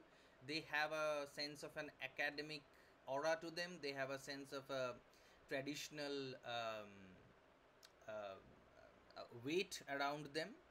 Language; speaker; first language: English; non-native, local second language; Bangla